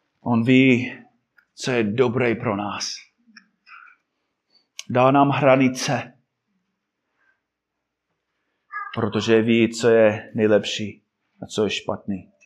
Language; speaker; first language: Czech; non-native, fluent; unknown